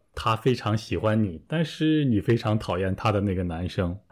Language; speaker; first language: Chinese; native; Chinese